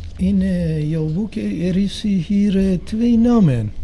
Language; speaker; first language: Dutch; non-native, learner; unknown